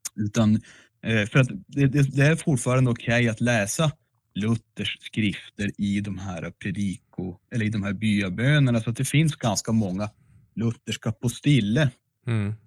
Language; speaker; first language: Swedish; native; Swedish